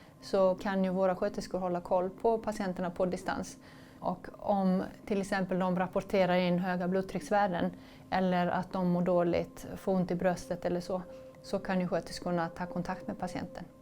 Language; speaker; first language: Swedish; native; Swedish